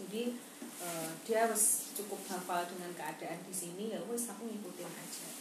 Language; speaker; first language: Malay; non-native, local second language; Javanese